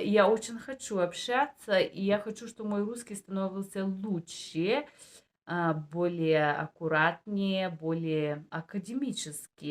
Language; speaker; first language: Russian; non-native, learner; Bulgarian